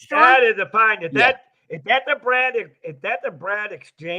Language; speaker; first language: English; native; English